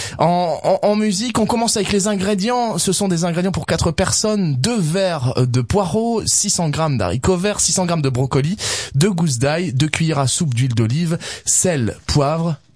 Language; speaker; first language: French; native; French